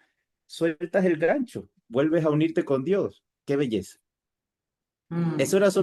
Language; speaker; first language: Spanish; native; Spanish